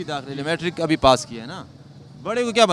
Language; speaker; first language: Urdu; native; Urdu